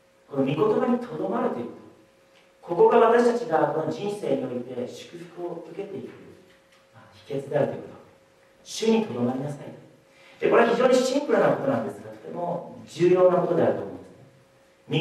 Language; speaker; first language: Japanese; native; Japanese